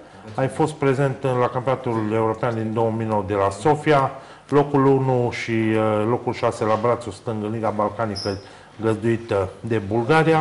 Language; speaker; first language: Romanian; native; Romanian